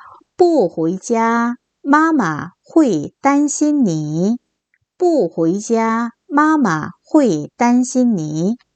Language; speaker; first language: Chinese; non-native, fluent; Korean